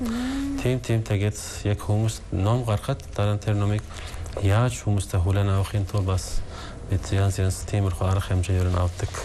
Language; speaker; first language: Mongolian; non-native, fluent; Turkish